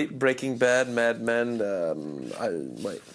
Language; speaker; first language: French; non-native, learner; English